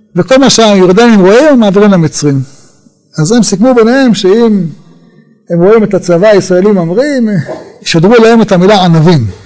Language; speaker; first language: Hebrew; native; Hebrew